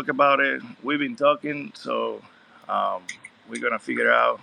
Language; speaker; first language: English; non-native, learner; Spanish